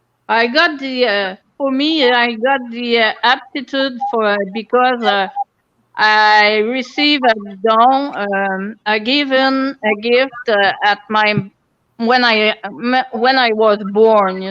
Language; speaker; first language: English; non-native, local second language; French